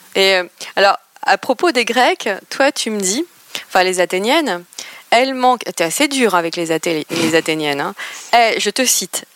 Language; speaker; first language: French; native; French